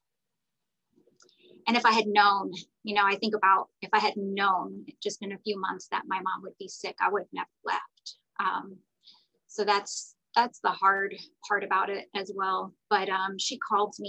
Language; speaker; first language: English; native; English